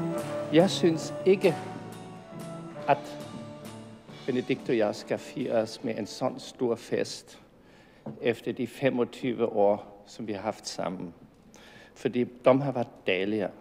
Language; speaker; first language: Danish; non-native, fluent; German